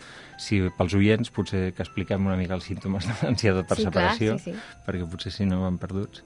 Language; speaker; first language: Catalan; native; Catalan